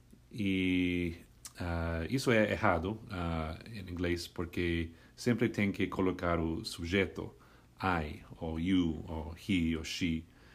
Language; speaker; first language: Portuguese; non-native, fluent; English